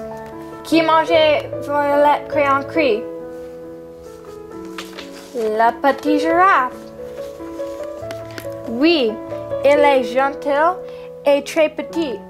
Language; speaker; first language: French; non-native, learner; English